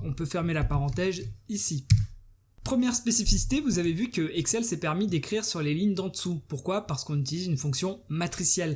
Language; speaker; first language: French; native; French